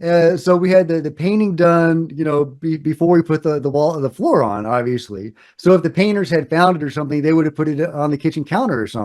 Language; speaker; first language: English; native; English